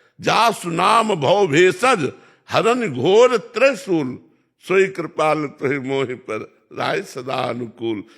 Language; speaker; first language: Hindi; native; Hindi